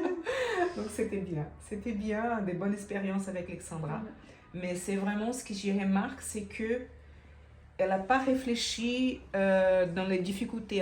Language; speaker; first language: French; non-native, fluent; Portuguese